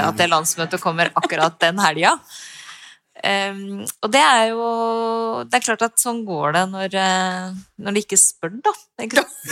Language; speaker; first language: Norwegian; native; Norwegian